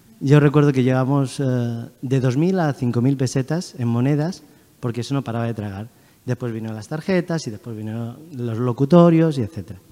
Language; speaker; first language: Spanish; early bilingual, other home language; Chinese